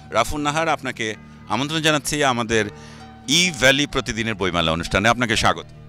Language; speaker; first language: Bangla; native; Bangla